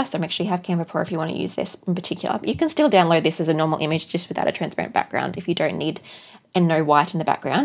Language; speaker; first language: English; native; English